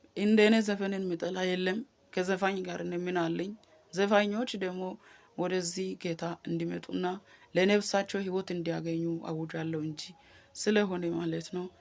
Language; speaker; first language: Amharic; non-native, local second language; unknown